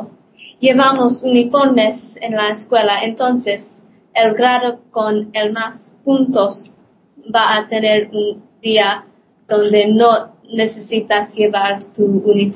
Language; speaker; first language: Spanish; non-native, learner; Polish